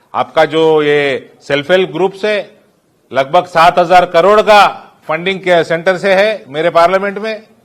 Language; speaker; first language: Hindi; non-native, local second language; Telugu